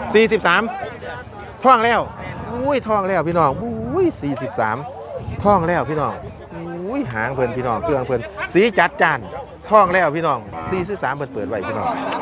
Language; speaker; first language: Thai; native; Thai